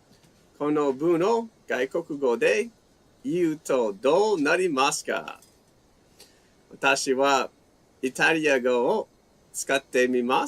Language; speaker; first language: Japanese; non-native, fluent; English